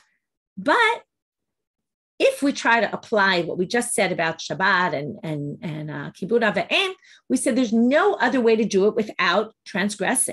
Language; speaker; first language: English; native; English